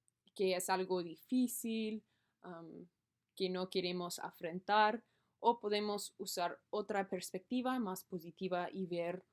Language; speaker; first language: Spanish; non-native, learner; English